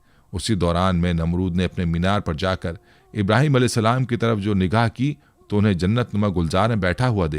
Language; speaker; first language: Urdu; native; Urdu